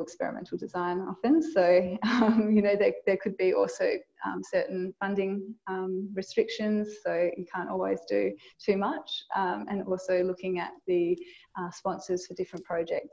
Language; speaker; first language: English; native; English